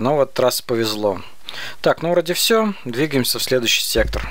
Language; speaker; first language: Russian; native; Russian